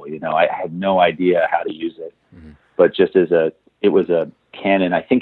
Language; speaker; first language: English; native; English